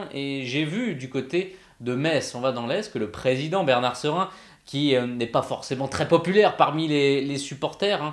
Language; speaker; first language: French; native; French